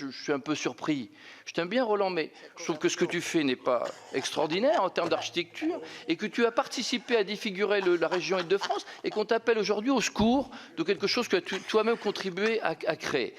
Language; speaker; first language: French; native; French